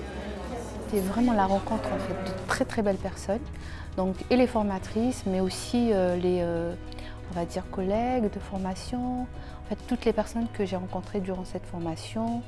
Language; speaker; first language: French; native; French